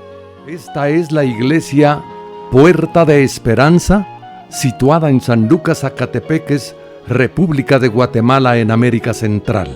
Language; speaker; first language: Spanish; native; Spanish